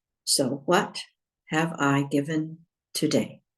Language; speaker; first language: English; native; English